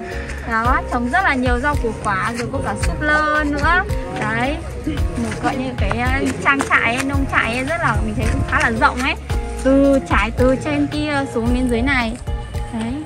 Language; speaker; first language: Vietnamese; native; Vietnamese